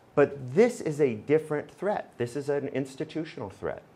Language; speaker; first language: English; native; English